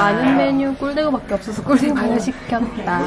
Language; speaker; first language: Korean; native; Korean